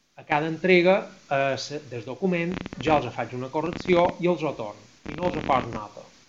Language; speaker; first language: Catalan; native; Catalan